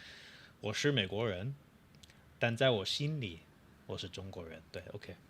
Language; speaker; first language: Chinese; non-native, fluent; English